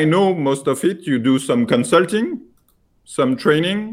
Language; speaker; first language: English; non-native, fluent; French